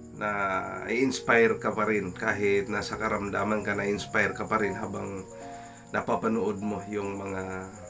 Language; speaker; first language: Filipino; non-native, local second language; Bikol